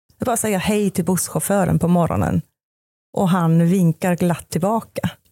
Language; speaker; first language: Swedish; non-native, fluent; German